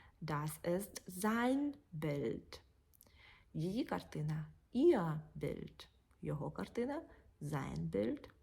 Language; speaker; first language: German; non-native, fluent; Ukrainian